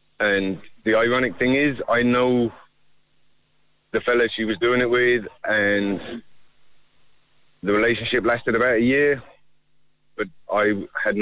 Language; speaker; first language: English; native; English